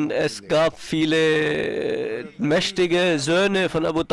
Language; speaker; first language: German; non-native, fluent; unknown